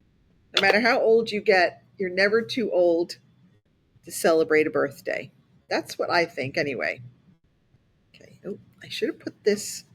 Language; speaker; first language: English; native; English